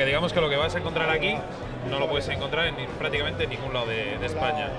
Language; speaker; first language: Spanish; native; Spanish